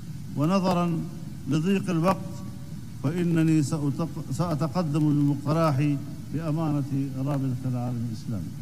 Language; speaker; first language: Arabic; non-native, fluent; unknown